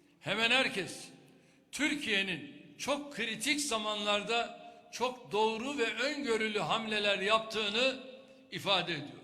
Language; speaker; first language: Turkish; native; Turkish